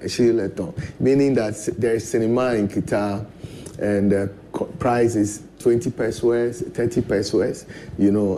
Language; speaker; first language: English; non-native, local second language; Ewe